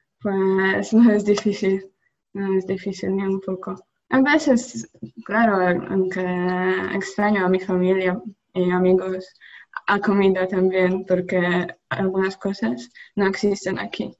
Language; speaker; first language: Spanish; non-native, learner; Polish